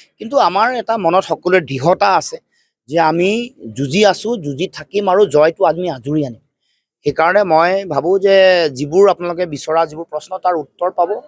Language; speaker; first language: Assamese; native; Assamese